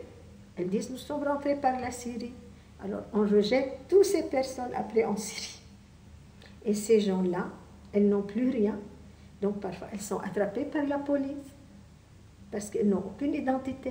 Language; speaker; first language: French; non-native, local second language; Arabic